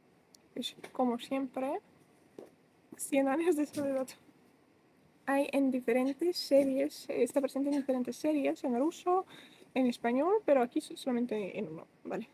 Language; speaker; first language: Spanish; non-native, fluent; Russian